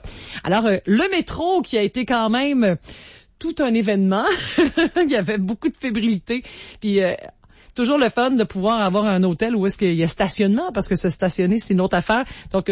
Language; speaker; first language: French; native; French